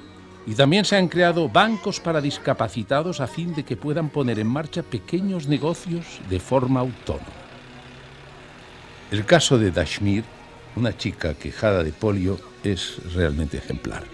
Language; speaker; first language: Spanish; native; Spanish